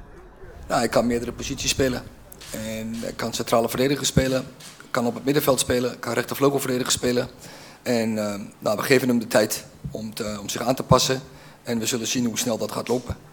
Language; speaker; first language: Dutch; native; Dutch